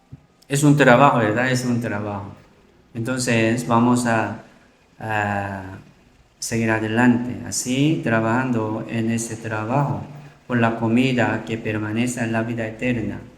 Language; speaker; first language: Spanish; non-native, learner; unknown